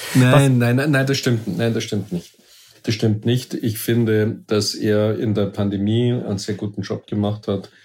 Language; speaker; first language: German; native; German